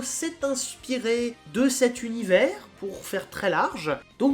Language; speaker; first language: French; native; French